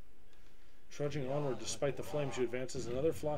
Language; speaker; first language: English; native; English